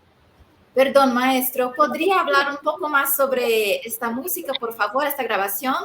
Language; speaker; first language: Spanish; non-native, fluent; Portuguese